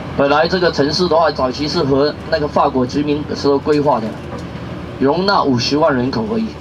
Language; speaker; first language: Chinese; non-native, fluent; Vietnamese